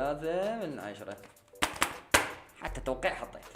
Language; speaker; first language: Arabic; native; Arabic